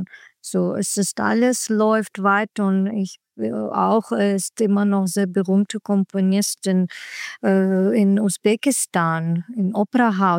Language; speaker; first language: German; non-native, learner; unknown